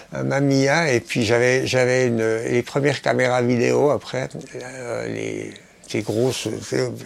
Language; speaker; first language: French; native; French